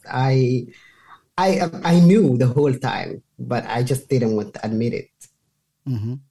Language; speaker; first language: English; non-native, fluent; Somali